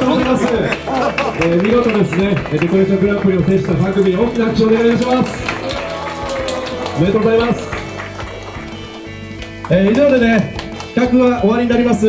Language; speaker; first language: Japanese; native; Japanese